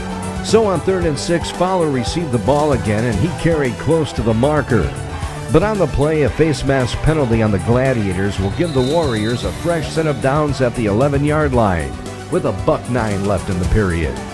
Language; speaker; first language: English; native; English